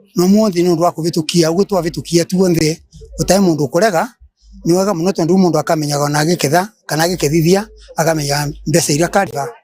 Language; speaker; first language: Kikuyu; non-native, local second language; Embu